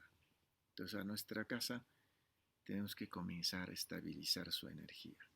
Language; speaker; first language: Spanish; non-native, fluent; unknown